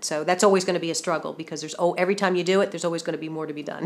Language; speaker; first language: English; native; English